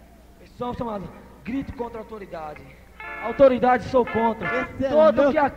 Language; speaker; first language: Portuguese; native; Portuguese